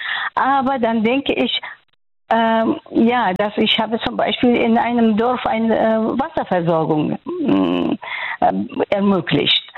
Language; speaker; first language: German; non-native, fluent; Persian